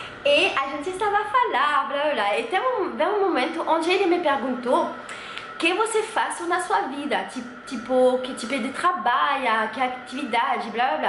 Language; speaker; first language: Portuguese; non-native, fluent; French